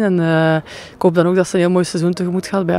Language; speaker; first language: Dutch; native; Dutch